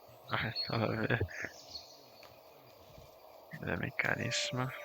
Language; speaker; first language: Spanish; non-native, learner; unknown